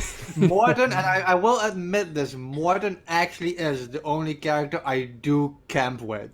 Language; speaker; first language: English; native; English